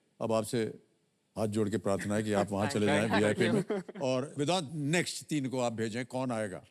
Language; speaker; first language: Hindi; native; Hindi